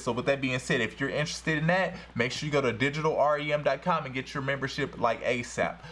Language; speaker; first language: English; native; English